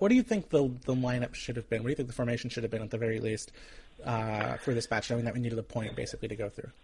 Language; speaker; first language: English; native; English